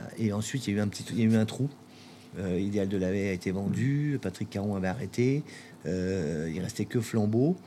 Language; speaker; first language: French; native; French